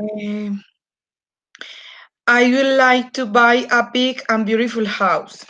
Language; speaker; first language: English; non-native, learner; Spanish